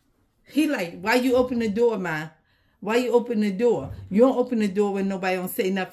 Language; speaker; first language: English; native; English